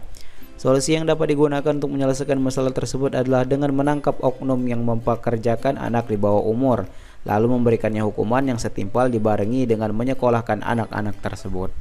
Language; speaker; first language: Indonesian; native; Indonesian